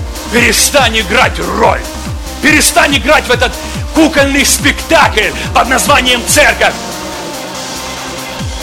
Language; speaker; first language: Russian; native; Russian